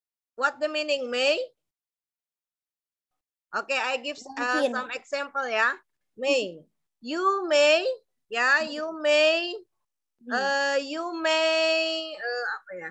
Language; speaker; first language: English; non-native, learner; Indonesian